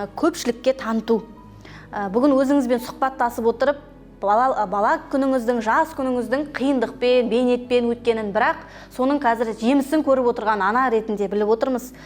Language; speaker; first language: Kazakh; native; Kazakh